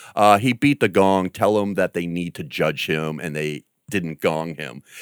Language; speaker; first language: English; native; English